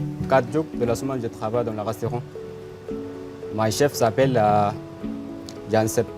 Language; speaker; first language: French; non-native, learner; Arabic